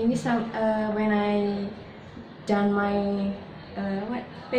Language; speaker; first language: English; non-native, learner; Indonesian